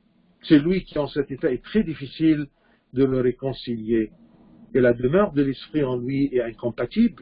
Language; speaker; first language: French; non-native, fluent; Arabic